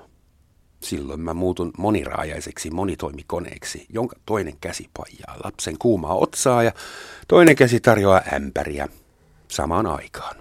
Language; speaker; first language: Finnish; native; Finnish